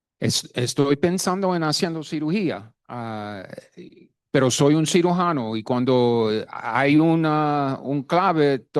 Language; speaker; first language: Spanish; non-native, fluent; English